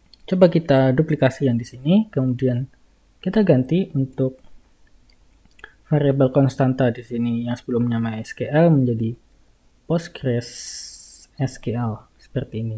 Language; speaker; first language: Indonesian; native; Indonesian